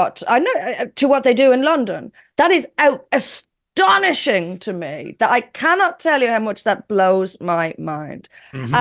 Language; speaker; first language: English; native; English